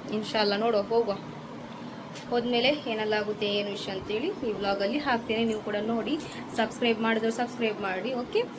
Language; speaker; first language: Kannada; non-native, local second language; Tulu